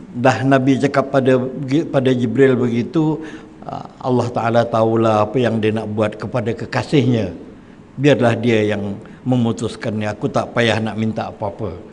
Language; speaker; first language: Malay; native; Malay